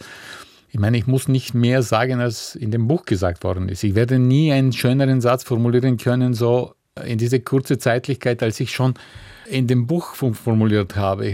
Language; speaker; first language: German; non-native, fluent; Bulgarian